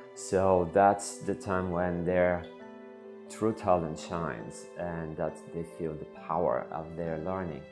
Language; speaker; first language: English; non-native, fluent; Bulgarian